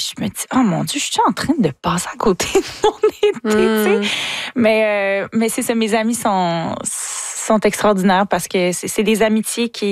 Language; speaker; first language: French; native; French